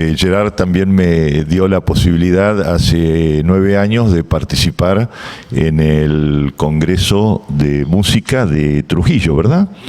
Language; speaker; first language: Spanish; native; Spanish